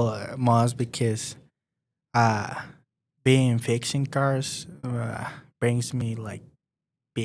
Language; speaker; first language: English; non-native, learner; Spanish